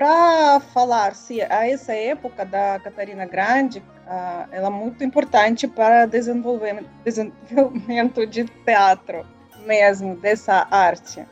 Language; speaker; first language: Portuguese; non-native, learner; Russian